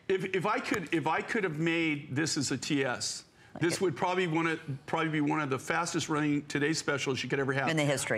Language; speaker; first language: English; native; English